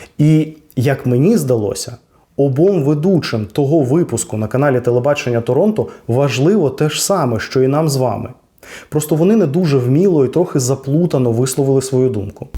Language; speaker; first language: Ukrainian; non-native, local second language; Russian